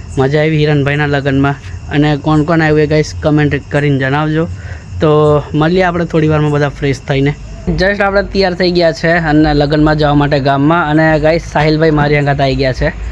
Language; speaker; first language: Gujarati; non-native, local second language; Rathawi